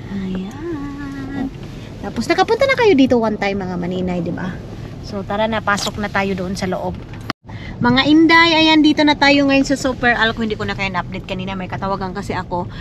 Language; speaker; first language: Filipino; non-native, local second language; Cebuano